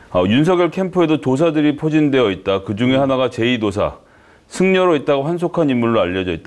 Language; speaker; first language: Korean; native; Korean